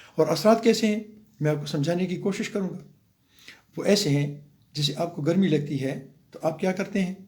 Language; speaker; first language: Urdu; non-native, local second language; Pashto